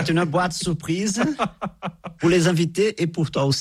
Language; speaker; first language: French; non-native, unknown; Portuguese